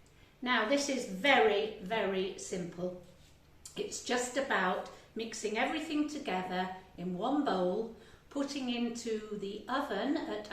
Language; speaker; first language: English; native; English